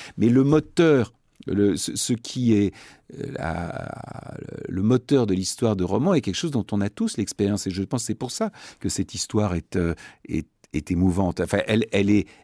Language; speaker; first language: French; native; French